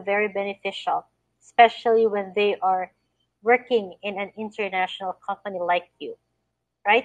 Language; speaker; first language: English; non-native, fluent; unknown